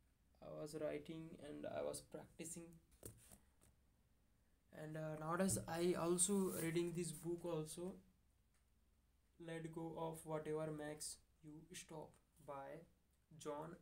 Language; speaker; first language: English; non-native, learner; Hindi